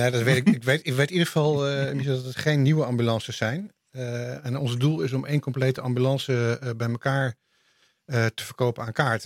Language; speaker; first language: Dutch; native; Dutch